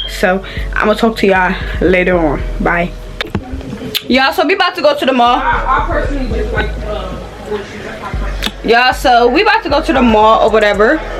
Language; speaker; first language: English; native; English